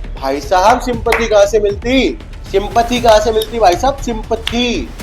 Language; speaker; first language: Hindi; native; Hindi